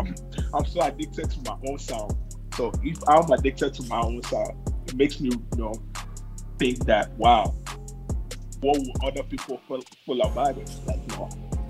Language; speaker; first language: English; non-native, local second language; Akan